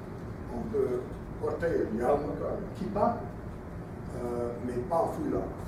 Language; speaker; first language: French; non-native, fluent; English